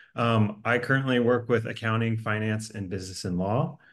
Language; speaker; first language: English; native; English